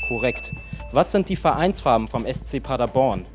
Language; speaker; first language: German; native; German